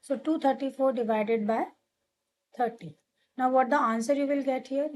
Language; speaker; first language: English; non-native, local second language; Hindi